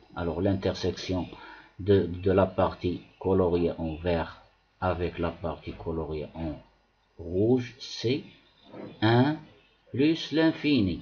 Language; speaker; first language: French; non-native, local second language; Arabic